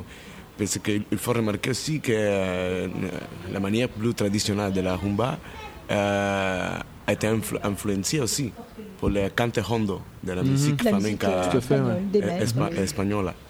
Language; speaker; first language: French; non-native, fluent; Spanish